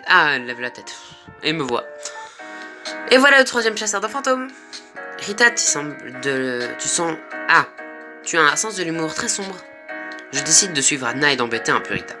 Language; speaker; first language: French; native; French